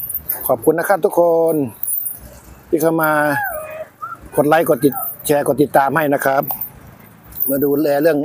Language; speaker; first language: Thai; native; Thai